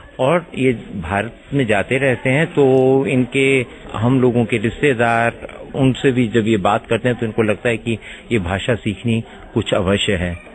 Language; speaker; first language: Hindi; native; Hindi